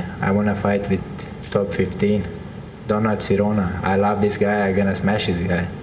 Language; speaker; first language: English; non-native, learner; Chechen